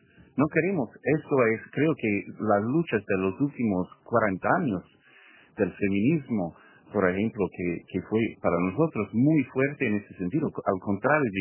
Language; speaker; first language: Spanish; non-native, fluent; English